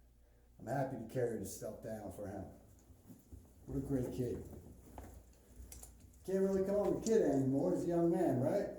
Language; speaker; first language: English; native; English